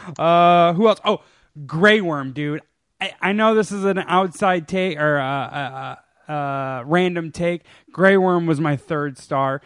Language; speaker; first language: English; native; English